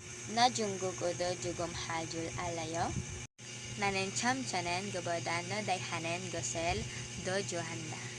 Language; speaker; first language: Korean; non-native, learner; Filipino